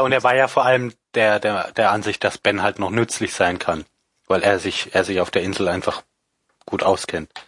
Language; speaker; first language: German; native; German